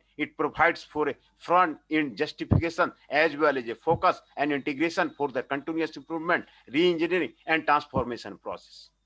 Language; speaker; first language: English; non-native, local second language; Hindi